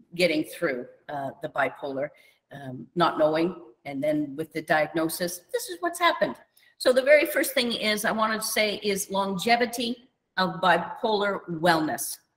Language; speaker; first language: English; native; English